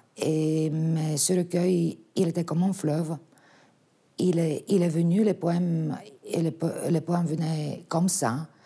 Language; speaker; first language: French; non-native, fluent; Bulgarian